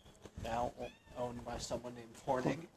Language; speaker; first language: English; native; English